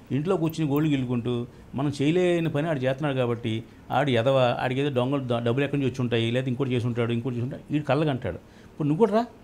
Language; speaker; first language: Telugu; native; Telugu